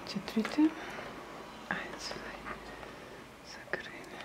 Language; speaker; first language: German; non-native, learner; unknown